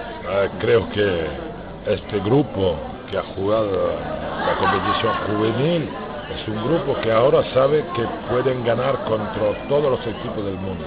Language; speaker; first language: Spanish; non-native, fluent; French